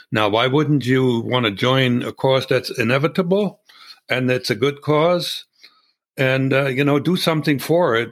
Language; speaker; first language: English; non-native, fluent; German